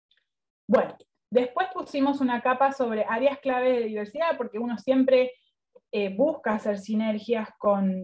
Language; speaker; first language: Spanish; native; Spanish